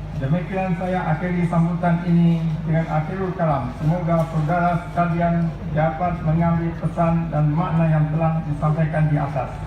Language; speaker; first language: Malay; non-native, local second language; Achinese